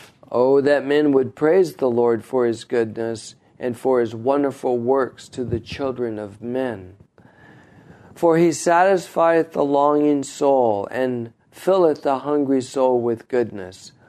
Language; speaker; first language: English; native; English